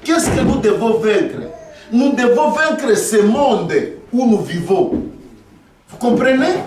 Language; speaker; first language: French; non-native, local second language; Swahili